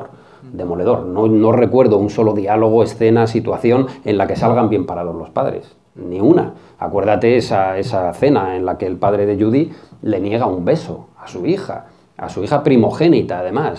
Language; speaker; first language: Spanish; native; Spanish